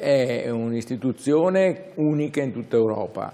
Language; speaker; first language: Italian; native; Italian